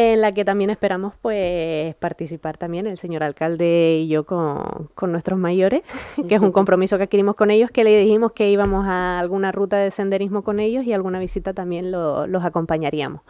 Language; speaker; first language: Spanish; native; Spanish